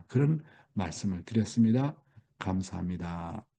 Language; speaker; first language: Korean; native; Korean